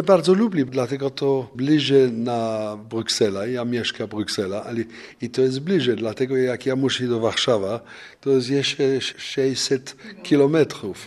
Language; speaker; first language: Polish; non-native, learner; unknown